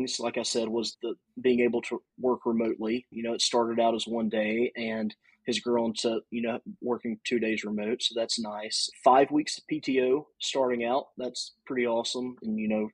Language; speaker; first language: English; native; English